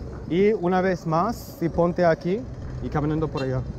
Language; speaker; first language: Spanish; non-native, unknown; English